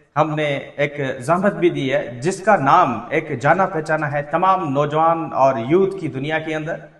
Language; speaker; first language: Urdu; non-native, local second language; Sindhi